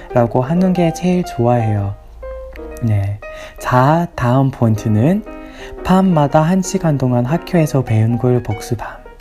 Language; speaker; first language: Korean; non-native, learner; English